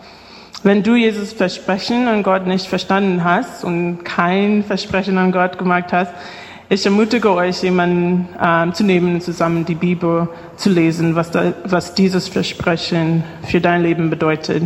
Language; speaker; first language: German; non-native, fluent; English